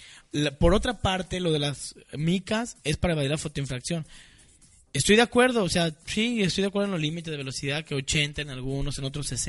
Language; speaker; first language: Spanish; native; Spanish